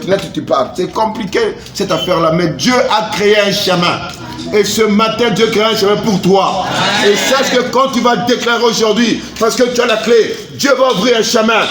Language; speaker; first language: French; non-native, local second language; Lingala